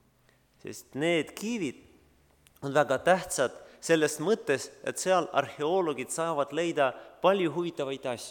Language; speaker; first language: Estonian; non-native, learner; Russian